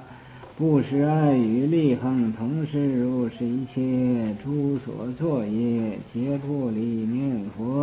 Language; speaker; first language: Chinese; native; Chinese